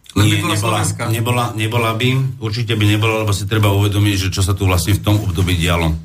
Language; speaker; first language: Slovak; non-native, fluent; Arabic